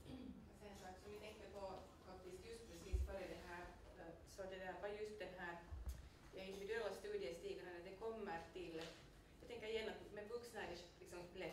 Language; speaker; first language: Swedish; native; Swedish